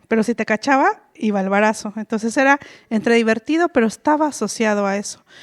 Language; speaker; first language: Spanish; non-native, local second language; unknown